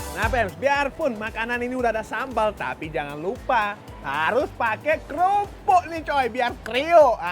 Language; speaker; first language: Indonesian; early bilingual, other home language; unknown